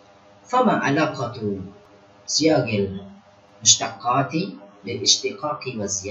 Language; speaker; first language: Arabic; non-native, fluent; Indonesian